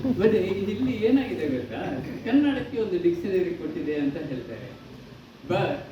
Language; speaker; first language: Kannada; non-native, local second language; Tulu